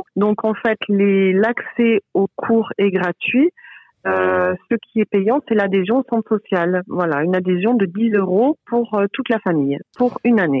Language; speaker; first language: French; native; French